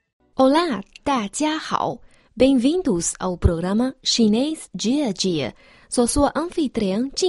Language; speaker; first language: Portuguese; non-native, fluent; Chinese